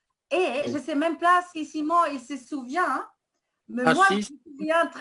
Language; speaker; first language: French; non-native, fluent; German